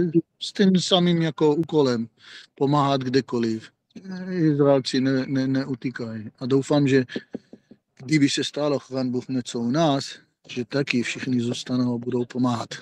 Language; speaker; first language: Czech; non-native, fluent; Hebrew